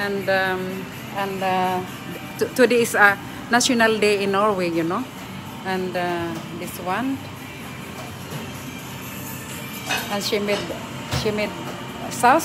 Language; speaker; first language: English; non-native, learner; Filipino